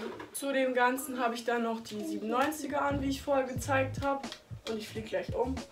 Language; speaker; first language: German; native; German